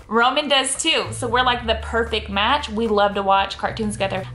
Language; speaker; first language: English; native; English